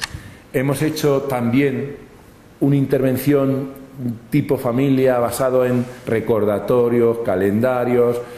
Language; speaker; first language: Spanish; native; Spanish